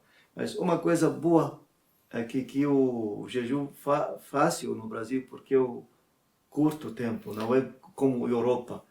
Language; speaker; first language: Portuguese; non-native, learner; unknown